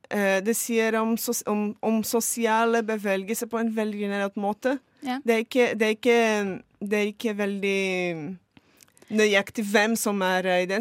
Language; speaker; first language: Norwegian; non-native, fluent; Portuguese